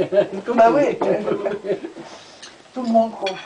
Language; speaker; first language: French; non-native, fluent; Portuguese